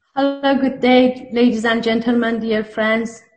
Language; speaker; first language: English; non-native, fluent; Persian